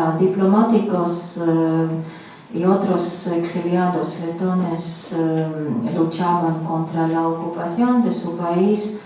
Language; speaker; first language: Spanish; non-native, fluent; Latvian